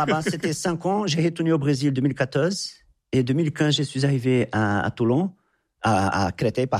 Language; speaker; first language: French; non-native, fluent; Portuguese